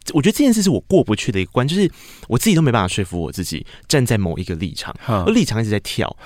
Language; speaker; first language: Chinese; non-native, local second language; Min Nan Chinese